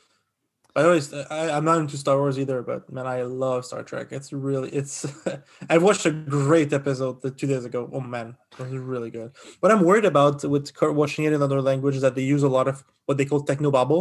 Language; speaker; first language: English; non-native, fluent; French